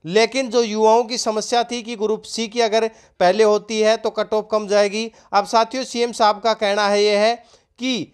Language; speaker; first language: Hindi; native; Hindi